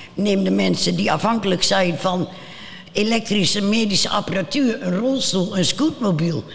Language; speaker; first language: Dutch; native; Dutch